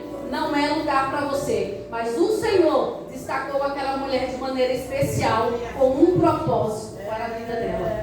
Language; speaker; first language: Portuguese; native; Portuguese